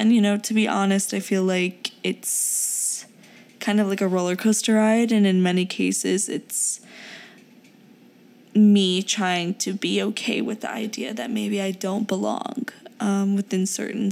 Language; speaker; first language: English; early bilingual, other home language; Urdu